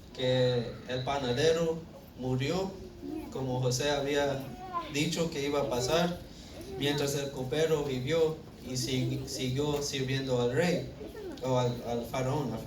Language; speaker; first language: Spanish; early bilingual, heritage; Spanish